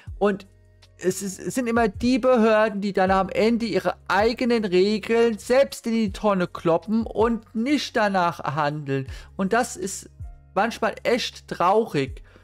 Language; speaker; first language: German; native; German